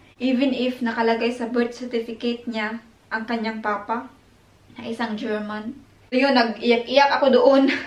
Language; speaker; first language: Filipino; non-native, local second language; Cebuano